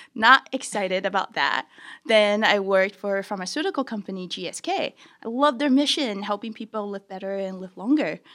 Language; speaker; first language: English; early bilingual, other home language; Chinese